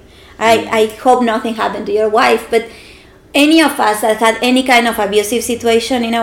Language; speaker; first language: English; non-native, fluent; Spanish